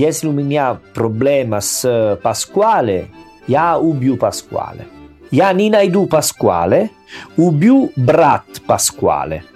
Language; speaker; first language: Russian; non-native, learner; Italian